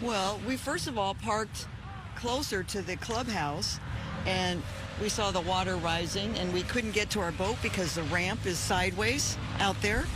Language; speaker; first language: English; native; English